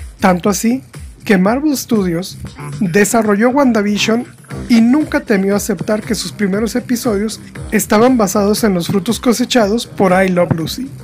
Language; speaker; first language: Spanish; native; Spanish